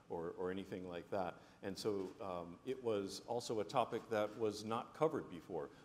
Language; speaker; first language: English; native; English